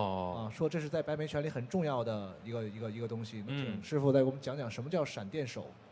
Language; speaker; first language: Chinese; native; Chinese